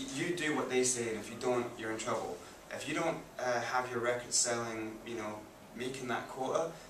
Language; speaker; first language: English; native; English